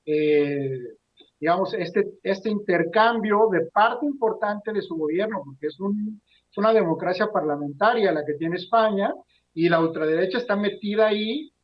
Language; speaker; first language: Spanish; native; Spanish